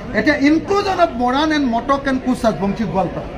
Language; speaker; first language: English; non-native, local second language; Assamese